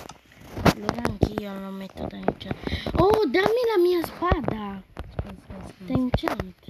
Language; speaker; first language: Italian; early bilingual, other home language; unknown